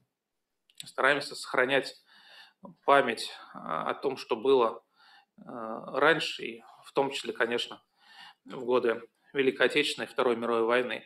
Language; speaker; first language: Russian; native; Russian